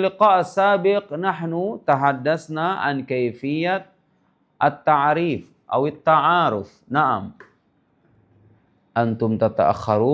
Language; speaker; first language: Arabic; non-native, fluent; Indonesian